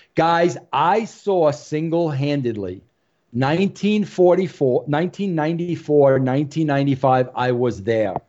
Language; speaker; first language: English; native; English